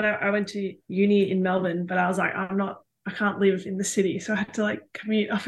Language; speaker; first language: English; native; English